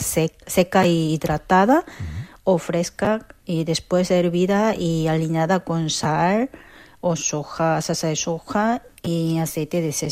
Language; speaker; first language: Spanish; non-native, learner; Korean